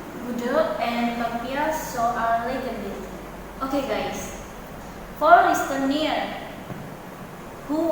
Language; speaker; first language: English; non-native, learner; Indonesian